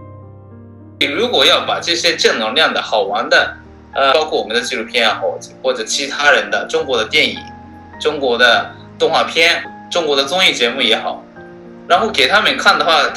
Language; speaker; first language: Chinese; non-native, fluent; Japanese